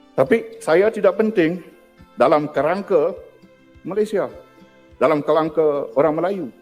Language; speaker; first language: Malay; non-native, local second language; Iban